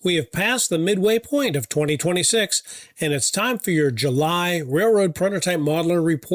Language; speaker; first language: English; native; English